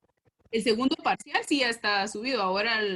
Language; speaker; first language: Spanish; native; Spanish